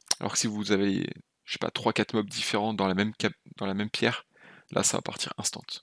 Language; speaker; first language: French; native; French